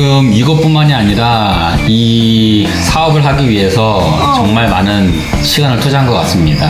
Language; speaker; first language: Korean; native; Korean